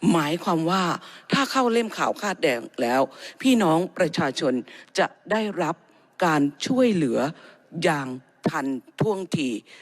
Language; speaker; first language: Thai; native; Thai